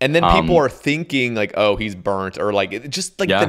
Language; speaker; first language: English; native; English